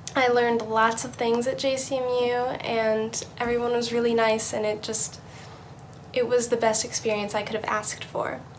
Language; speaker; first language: English; native; English